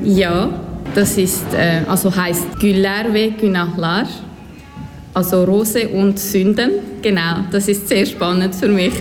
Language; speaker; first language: German; early bilingual, other home language; Turkish